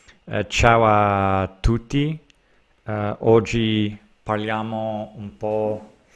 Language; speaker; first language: Italian; non-native, learner; English